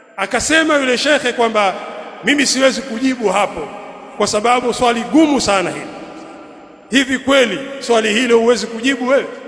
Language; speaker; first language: Swahili; native; Swahili